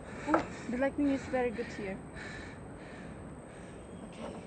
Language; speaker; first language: English; non-native, learner; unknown